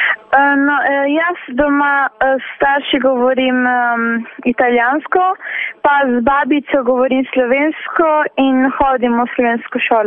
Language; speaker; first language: Slovenian; non-native, local second language; Italian